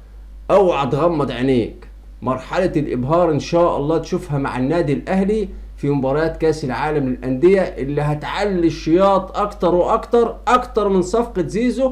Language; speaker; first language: Arabic; native; Arabic